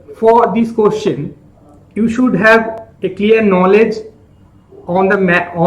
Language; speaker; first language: English; non-native, local second language; Bangla